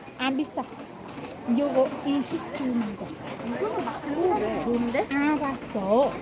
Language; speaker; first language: Korean; non-native, learner; Vietnamese